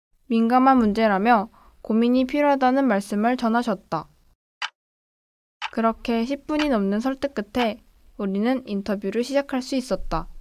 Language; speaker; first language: Korean; native; Korean